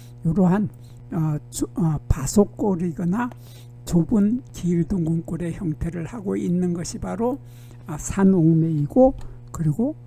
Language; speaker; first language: Korean; native; Korean